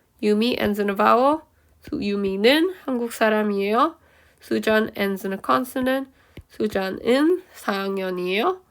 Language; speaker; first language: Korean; early bilingual, heritage; Korean